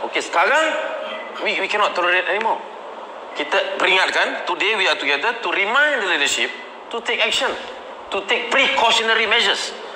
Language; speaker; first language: English; non-native, local second language; Malay